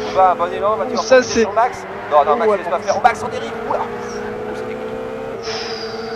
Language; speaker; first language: French; native; French